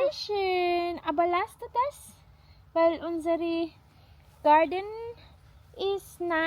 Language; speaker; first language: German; non-native, learner; Filipino